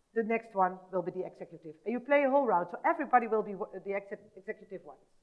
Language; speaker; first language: English; non-native, fluent; Dutch